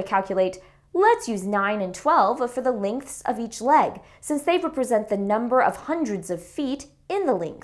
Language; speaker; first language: English; native; English